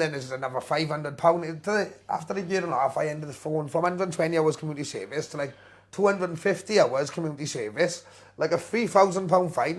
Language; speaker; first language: English; native; English